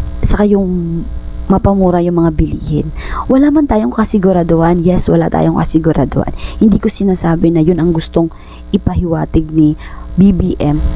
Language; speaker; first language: Filipino; non-native, local second language; Bikol